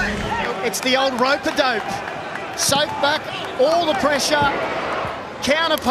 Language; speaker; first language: English; native; English